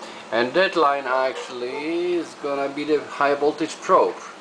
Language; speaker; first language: English; non-native, fluent; Polish